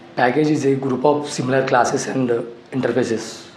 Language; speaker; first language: English; non-native, local second language; Telugu